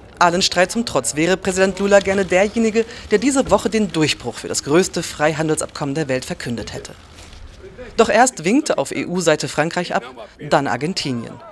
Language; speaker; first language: German; native; German